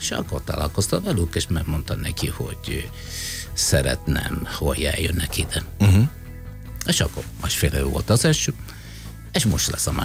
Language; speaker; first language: Hungarian; non-native, fluent; Italian